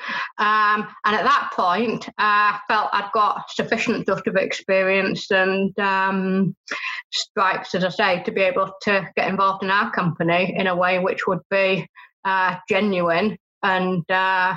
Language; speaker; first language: English; native; English